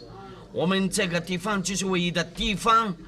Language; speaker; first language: Chinese; non-native, learner; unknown